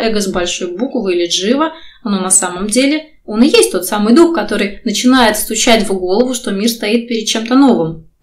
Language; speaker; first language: Russian; native; Russian